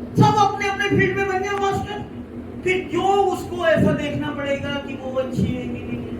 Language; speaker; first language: Hindi; native; Hindi